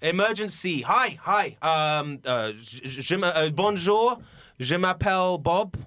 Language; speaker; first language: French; non-native, learner; English